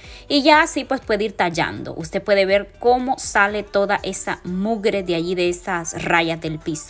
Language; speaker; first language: Spanish; native; Spanish